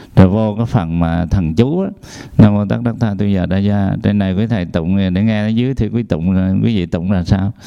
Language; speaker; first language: Vietnamese; native; Vietnamese